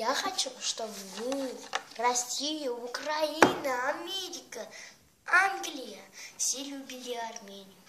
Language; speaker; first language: Russian; non-native, learner; Armenian